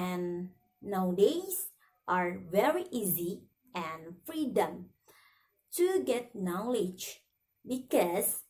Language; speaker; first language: English; non-native, learner; Indonesian